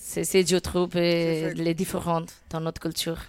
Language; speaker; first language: French; non-native, learner; Bangla